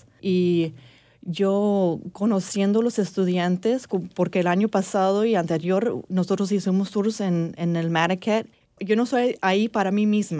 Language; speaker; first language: Spanish; early bilingual, heritage; English